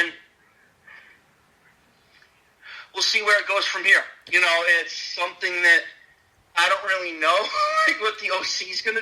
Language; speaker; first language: English; native; English